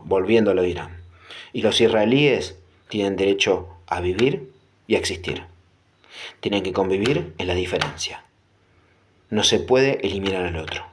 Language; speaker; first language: Spanish; native; Spanish